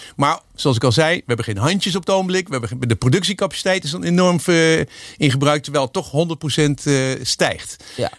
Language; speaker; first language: Dutch; native; Dutch